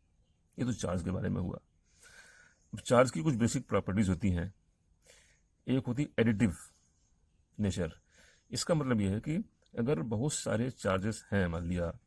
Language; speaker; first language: Hindi; native; Hindi